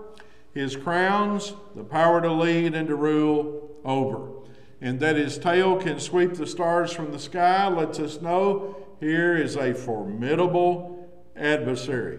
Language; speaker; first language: English; native; English